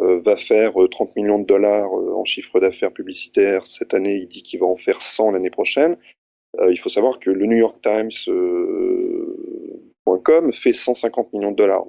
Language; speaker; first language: French; native; French